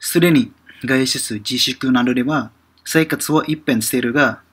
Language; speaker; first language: Japanese; non-native, fluent; Indonesian